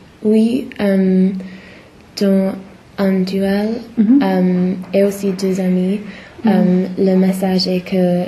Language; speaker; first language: French; non-native, learner; English